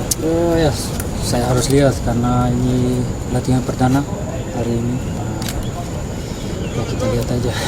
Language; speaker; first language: Indonesian; non-native, fluent; Dutch